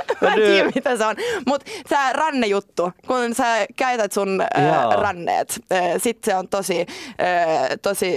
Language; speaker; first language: Finnish; non-native, learner; Swedish